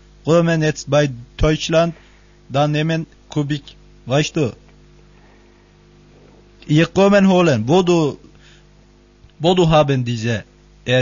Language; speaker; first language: German; non-native, learner; Turkish